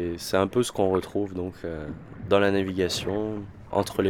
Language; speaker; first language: French; native; French